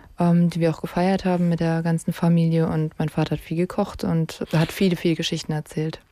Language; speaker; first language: German; native; German